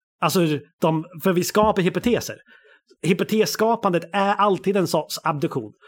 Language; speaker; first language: Swedish; non-native, fluent; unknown